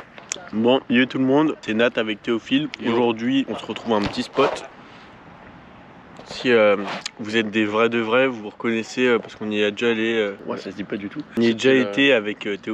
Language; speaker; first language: French; native; French